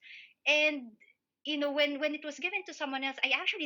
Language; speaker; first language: English; non-native, local second language; Filipino